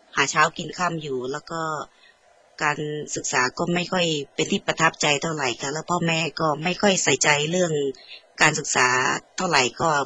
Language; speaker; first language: Thai; native; Thai